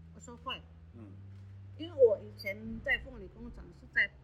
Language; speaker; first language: Chinese; non-native, local second language; Amis